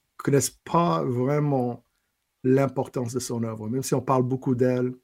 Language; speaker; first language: French; non-native, fluent; English